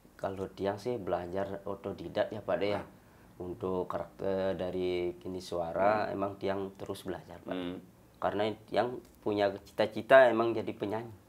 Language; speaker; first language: Indonesian; non-native, local second language; Balinese